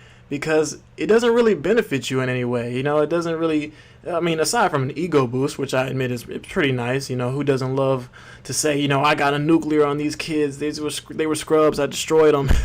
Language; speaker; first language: English; native; English